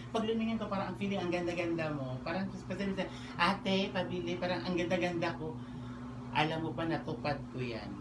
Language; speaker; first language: Filipino; non-native, local second language; Cebuano